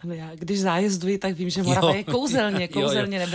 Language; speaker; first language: Czech; native; Czech